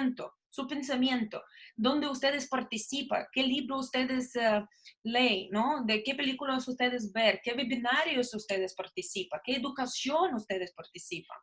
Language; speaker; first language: Spanish; non-native, learner; Russian